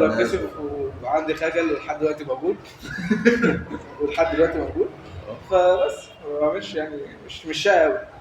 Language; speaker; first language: Arabic; native; Arabic